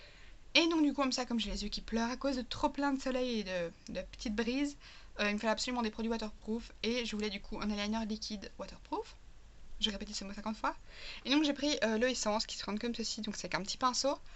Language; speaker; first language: French; native; French